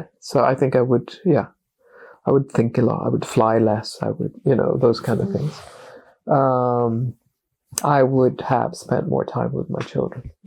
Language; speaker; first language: English; non-native, fluent; Swedish